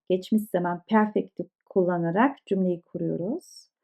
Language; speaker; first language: Turkish; early bilingual, heritage; Turkish